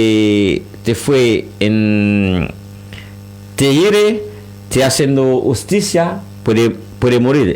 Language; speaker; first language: Spanish; non-native, learner; Haitian Creole